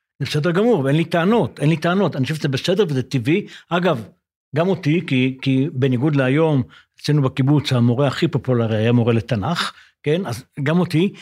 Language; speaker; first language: Hebrew; native; Hebrew